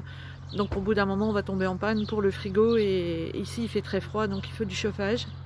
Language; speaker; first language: French; native; French